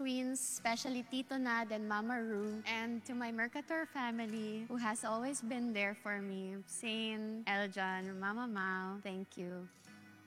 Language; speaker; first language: English; non-native, local second language; Filipino